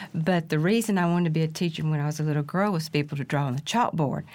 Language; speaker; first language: English; native; English